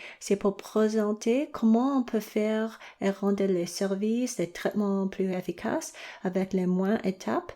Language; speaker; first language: French; non-native, local second language; English